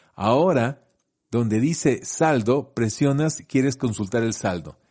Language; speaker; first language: Spanish; native; Spanish